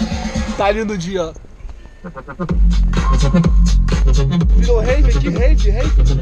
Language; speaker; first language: Portuguese; native; Portuguese